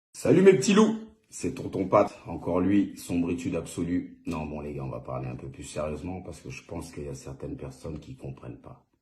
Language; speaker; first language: French; early bilingual, other home language; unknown